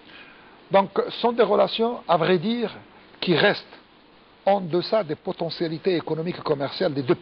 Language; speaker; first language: French; non-native, local second language; Arabic